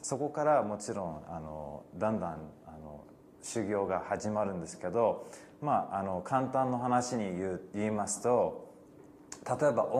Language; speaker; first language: Japanese; early bilingual, heritage; English